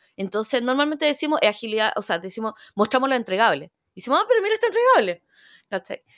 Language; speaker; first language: Spanish; early bilingual, other home language; Korean